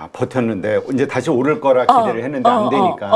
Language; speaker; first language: Korean; native; Korean